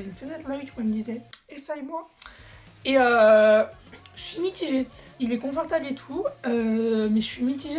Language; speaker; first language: French; native; French